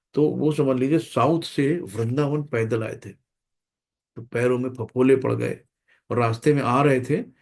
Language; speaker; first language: Hindi; native; Hindi